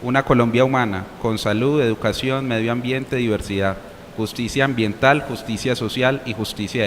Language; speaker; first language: Spanish; native; Spanish